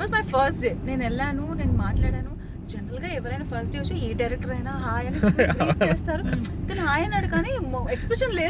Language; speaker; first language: Telugu; native; Telugu